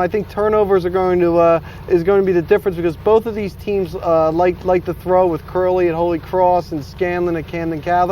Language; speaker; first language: English; native; English